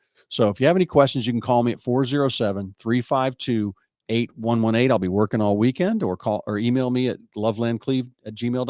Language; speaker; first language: English; native; English